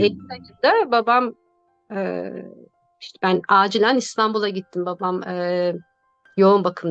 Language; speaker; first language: Turkish; native; Turkish